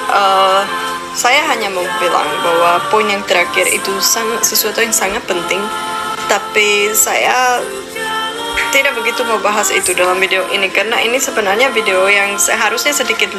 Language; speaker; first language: Indonesian; non-native, fluent; Czech